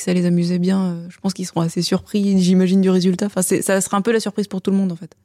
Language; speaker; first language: French; native; French